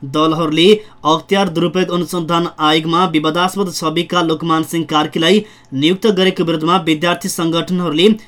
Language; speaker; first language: Nepali; native; Nepali